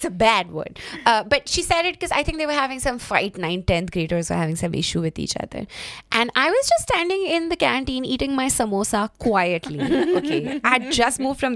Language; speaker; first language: English; non-native, local second language; Hindi